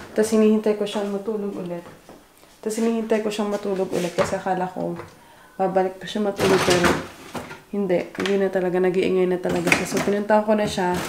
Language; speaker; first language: Filipino; native; Filipino